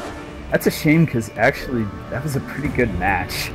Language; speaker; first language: English; native; English